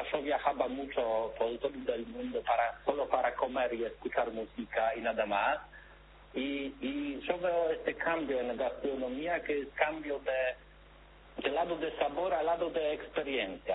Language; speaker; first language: Spanish; non-native, fluent; Polish